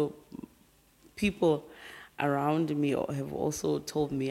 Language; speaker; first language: English; non-native, local second language; Tsonga